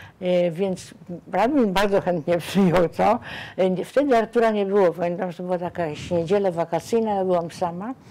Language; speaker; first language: Polish; native; Polish